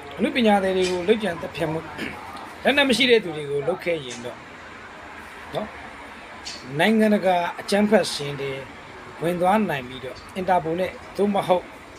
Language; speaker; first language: Burmese; native; Burmese